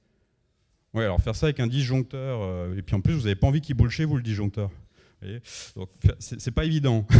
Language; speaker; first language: French; native; French